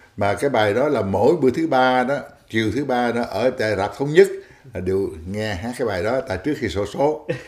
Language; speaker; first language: Vietnamese; native; Vietnamese